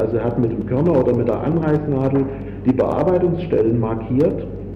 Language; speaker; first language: German; native; German